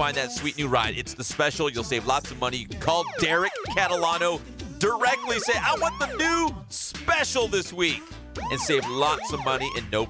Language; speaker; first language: English; native; English